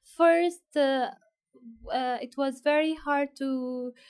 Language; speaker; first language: English; non-native, fluent; Arabic